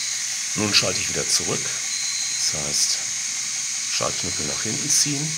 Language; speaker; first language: German; native; German